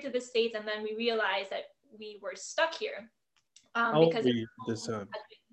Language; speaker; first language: English; non-native, local second language; Filipino